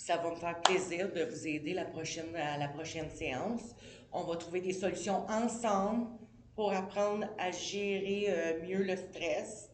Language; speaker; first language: French; native; French